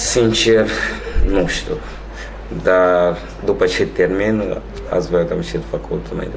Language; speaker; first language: Romanian; non-native, fluent; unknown